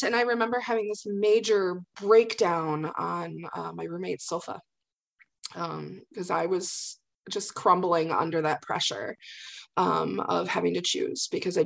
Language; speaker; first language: English; native; English